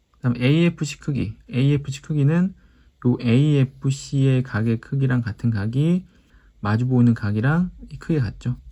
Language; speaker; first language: Korean; native; Korean